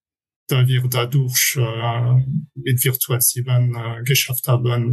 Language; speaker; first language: German; non-native, fluent; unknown